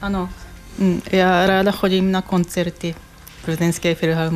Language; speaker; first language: Czech; non-native, fluent; Japanese